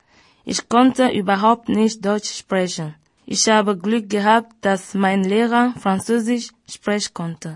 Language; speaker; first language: German; early bilingual, other home language; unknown